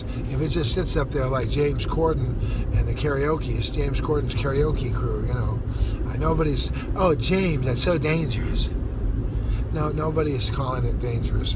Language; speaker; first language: English; native; English